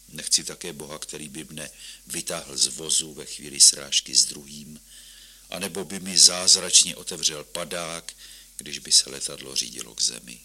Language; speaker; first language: Czech; native; Czech